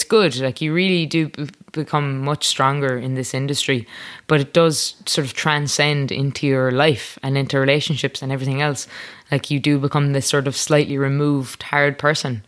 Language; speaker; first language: English; native; English